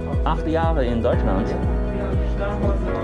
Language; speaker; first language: German; non-native, fluent; Chinese